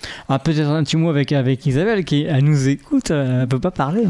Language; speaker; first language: French; native; French